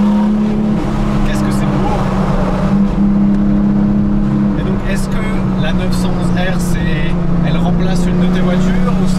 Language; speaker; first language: French; native; French